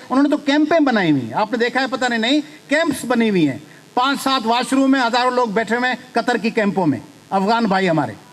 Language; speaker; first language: Urdu; non-native, local second language; Sindhi